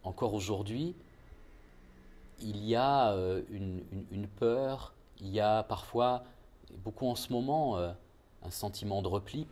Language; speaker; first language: French; native; French